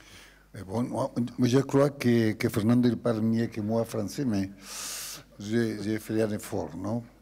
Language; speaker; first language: French; non-native, learner; Spanish